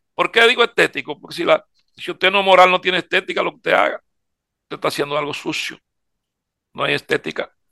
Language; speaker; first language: Spanish; native; Spanish